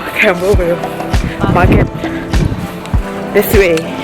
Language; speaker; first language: English; non-native, learner; Thai